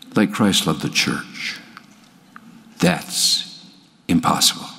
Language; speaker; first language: English; native; English